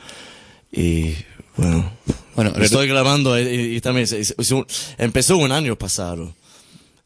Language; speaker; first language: Spanish; non-native, learner; English